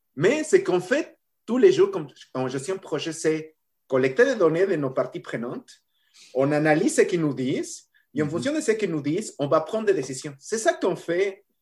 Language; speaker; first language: French; non-native, fluent; Spanish